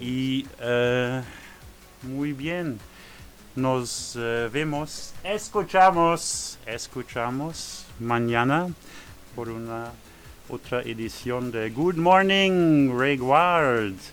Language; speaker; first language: Spanish; non-native, learner; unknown